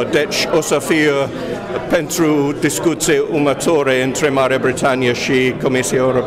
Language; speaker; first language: Romanian; non-native, fluent; English